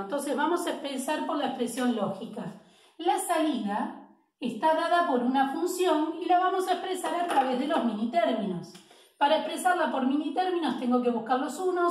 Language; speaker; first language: Spanish; native; Spanish